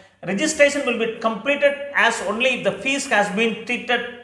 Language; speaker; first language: English; non-native, local second language; Tamil